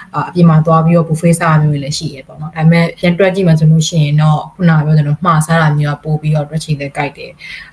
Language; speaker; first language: Burmese; native; Burmese